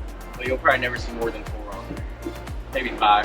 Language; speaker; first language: English; native; English